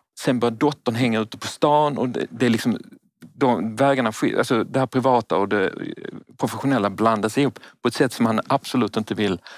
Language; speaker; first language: Swedish; native; Swedish